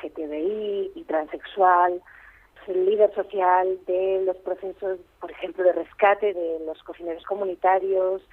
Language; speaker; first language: Spanish; native; Spanish